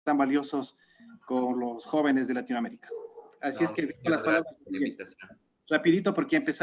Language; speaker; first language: Spanish; native; Spanish